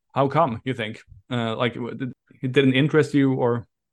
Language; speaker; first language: English; non-native, fluent; Swedish